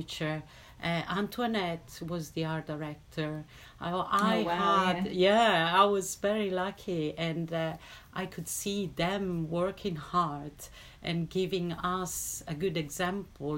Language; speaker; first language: English; non-native, fluent; Italian